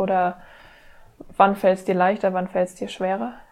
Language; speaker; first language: German; native; German